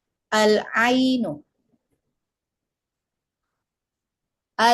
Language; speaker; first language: Arabic; non-native, learner; Indonesian